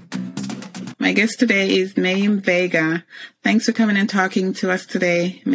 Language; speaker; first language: English; native; English